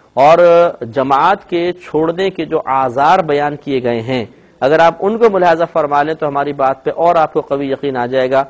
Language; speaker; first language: Urdu; native; Urdu